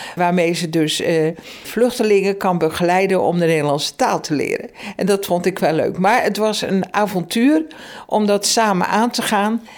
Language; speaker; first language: Dutch; native; Dutch